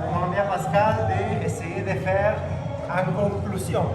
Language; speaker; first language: French; non-native, fluent; Spanish